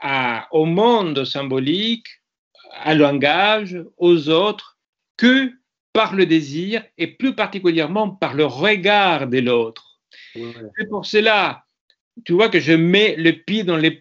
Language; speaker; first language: French; non-native, fluent; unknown